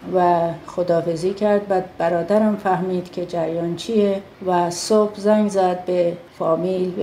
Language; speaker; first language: Persian; native; Persian